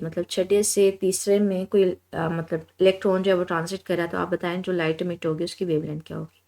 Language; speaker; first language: Hindi; non-native, local second language; Punjabi